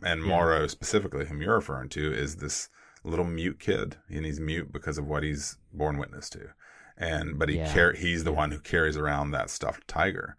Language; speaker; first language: English; native; English